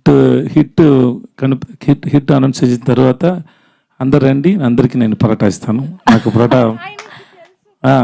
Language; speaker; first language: Telugu; non-native, learner; Tamil